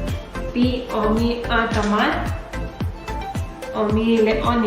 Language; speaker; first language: French; non-native, learner; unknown